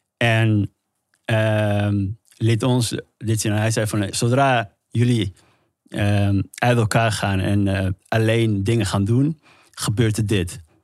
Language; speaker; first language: Dutch; early bilingual, other home language; Somali